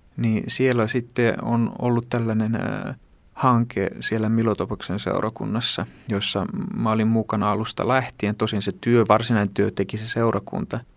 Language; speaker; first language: Finnish; early bilingual, heritage; Greek